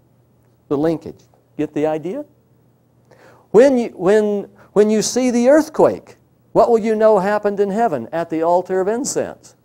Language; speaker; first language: English; native; English